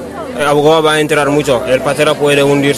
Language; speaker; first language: Spanish; non-native, learner; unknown